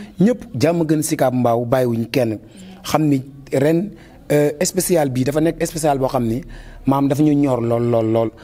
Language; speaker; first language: Wolof; native; Wolof